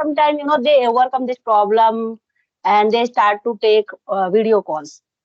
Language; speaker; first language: English; non-native, local second language; Hindi